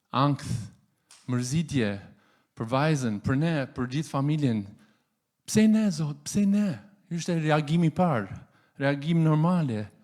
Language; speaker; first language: Albanian; non-native, fluent; English